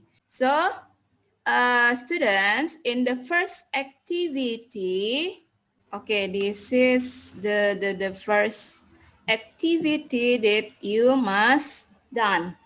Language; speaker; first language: English; non-native, learner; Indonesian